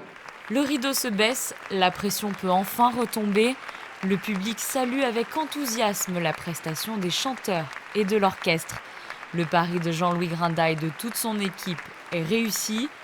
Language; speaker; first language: French; native; French